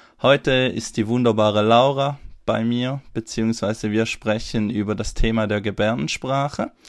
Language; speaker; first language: German; native; German